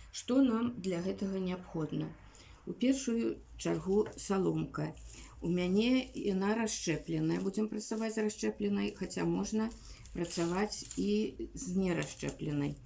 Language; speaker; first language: Belarusian; native; Belarusian